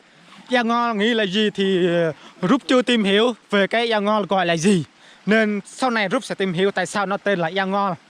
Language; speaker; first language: Vietnamese; non-native, local second language; Jarai